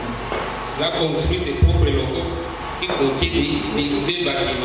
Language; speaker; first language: French; non-native, local second language; Swahili